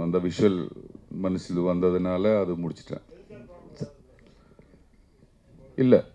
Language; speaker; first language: Tamil; non-native, learner; Malayalam